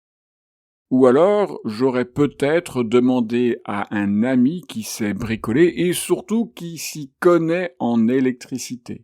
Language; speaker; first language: French; native; French